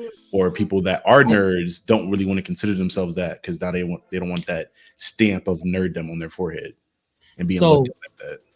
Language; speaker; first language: English; native; English